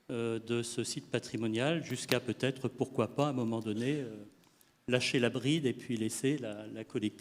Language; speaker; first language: French; native; French